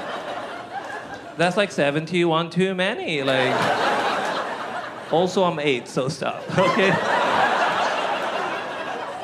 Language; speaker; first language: English; non-native, fluent; Arabic